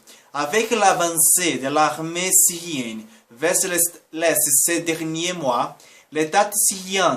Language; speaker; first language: French; non-native, learner; Portuguese